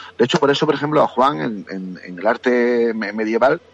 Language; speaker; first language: Spanish; native; Spanish